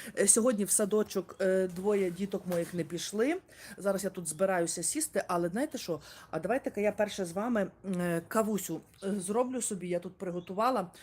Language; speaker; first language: Ukrainian; native; Ukrainian